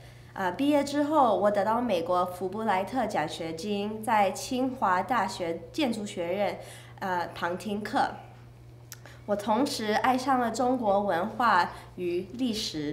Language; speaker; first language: Chinese; early bilingual, heritage; Chinese